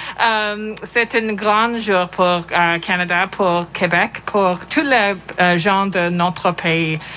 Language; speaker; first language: French; non-native, learner; English